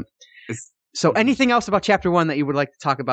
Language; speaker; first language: English; native; English